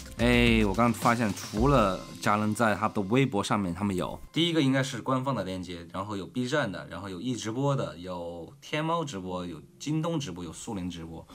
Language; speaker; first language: Chinese; native; Chinese